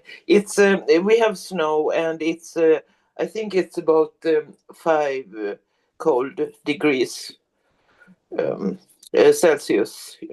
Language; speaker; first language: English; non-native, learner; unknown